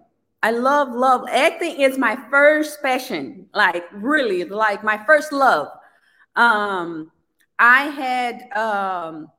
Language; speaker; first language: English; non-native, fluent; Portuguese